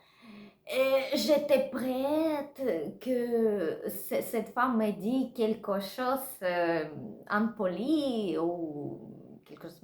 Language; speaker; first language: French; non-native, learner; Russian